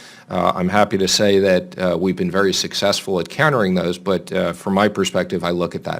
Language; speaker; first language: English; native; English